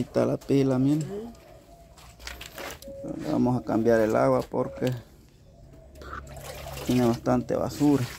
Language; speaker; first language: Spanish; native; Spanish